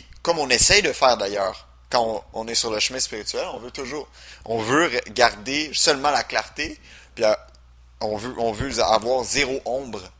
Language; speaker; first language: French; native; French